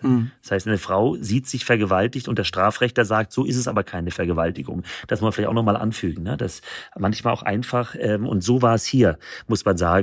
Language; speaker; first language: German; native; German